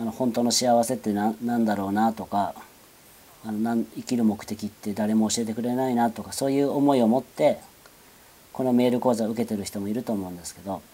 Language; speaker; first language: Japanese; native; Japanese